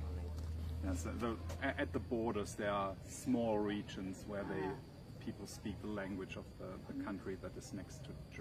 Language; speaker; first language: English; non-native, fluent; German